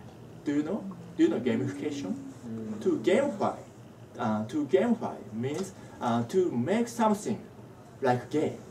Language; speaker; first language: English; non-native, learner; Japanese